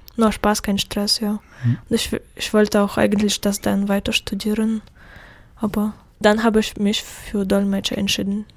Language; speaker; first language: German; non-native, fluent; Russian